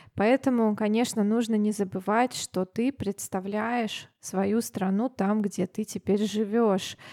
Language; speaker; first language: Russian; native; Russian